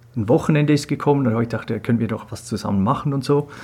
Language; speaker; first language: German; native; German